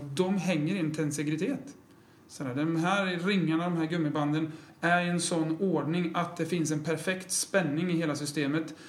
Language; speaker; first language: Swedish; native; Swedish